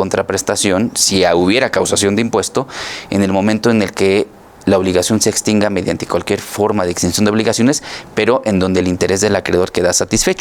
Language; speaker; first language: Spanish; native; Spanish